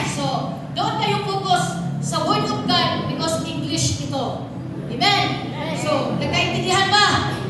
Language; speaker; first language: Filipino; non-native, local second language; Cebuano